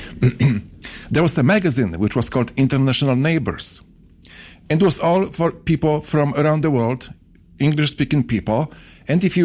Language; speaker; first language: English; non-native, fluent; Polish